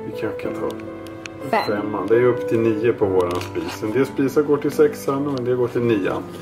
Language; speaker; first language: Swedish; native; Swedish